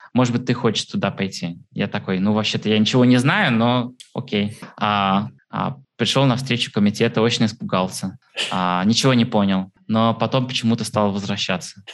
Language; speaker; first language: Russian; early bilingual, heritage; Russian